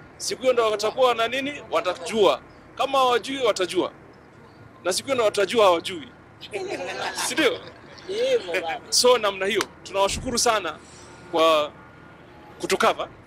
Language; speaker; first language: Swahili; native; Swahili